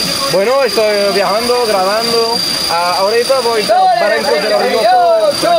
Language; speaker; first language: Spanish; non-native, fluent; French